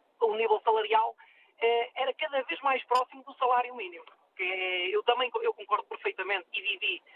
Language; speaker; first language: Portuguese; native; Portuguese